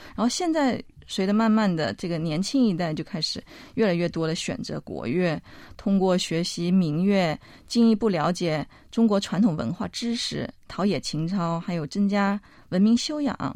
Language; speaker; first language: Chinese; native; Chinese